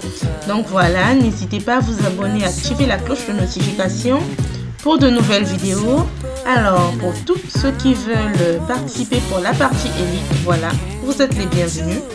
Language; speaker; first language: French; native; French